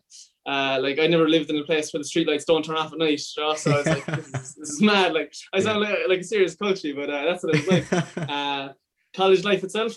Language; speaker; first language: English; native; English